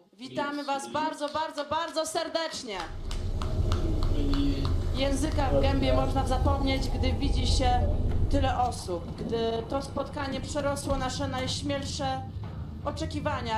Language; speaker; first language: Polish; native; Polish